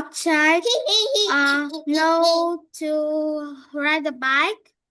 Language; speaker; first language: English; non-native, learner; Vietnamese